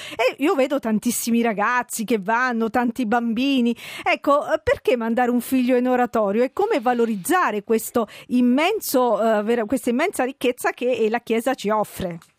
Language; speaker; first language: Italian; native; Italian